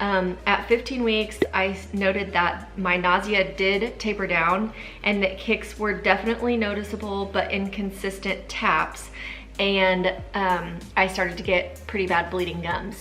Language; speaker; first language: English; native; English